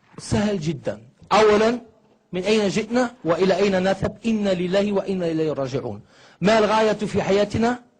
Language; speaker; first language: Egyptian Arabic; non-native, fluent; German